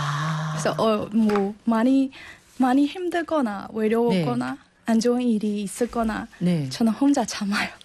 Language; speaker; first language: Korean; non-native, learner; Burmese